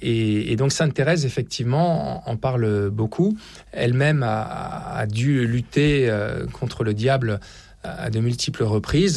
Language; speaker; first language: French; native; French